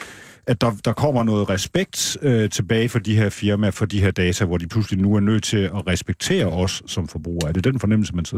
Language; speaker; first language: Danish; native; Danish